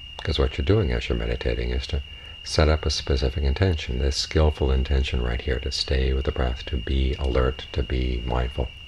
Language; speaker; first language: English; native; English